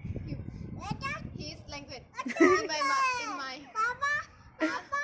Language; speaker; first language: English; non-native, learner; Thai